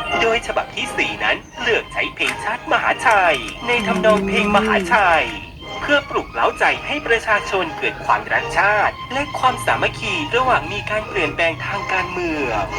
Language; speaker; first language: Thai; native; Thai